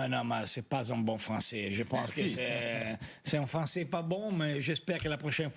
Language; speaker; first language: French; non-native, fluent; Italian